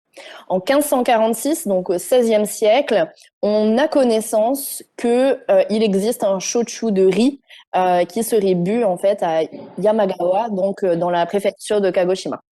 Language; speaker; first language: French; native; French